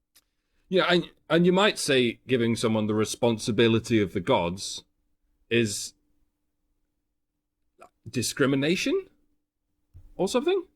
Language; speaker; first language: English; native; English